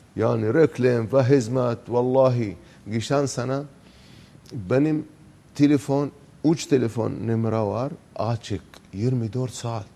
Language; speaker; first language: Turkish; non-native, learner; Arabic